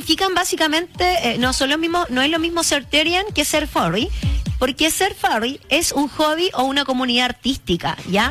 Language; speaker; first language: Spanish; native; Spanish